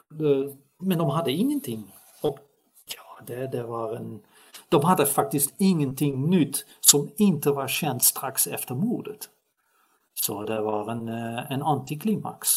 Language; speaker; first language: Swedish; non-native, fluent; Dutch